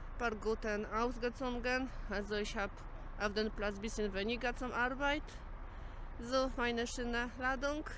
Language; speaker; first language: German; non-native, learner; Polish